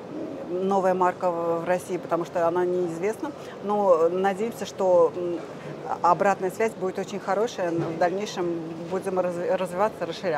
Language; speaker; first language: Russian; non-native, fluent; Turkish